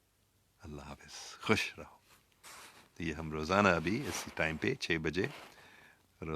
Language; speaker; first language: Hindi; non-native, local second language; English